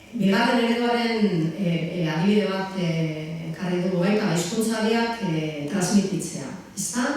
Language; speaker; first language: Basque; native; Basque